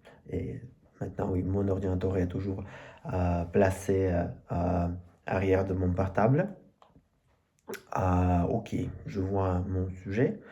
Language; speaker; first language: French; non-native, learner; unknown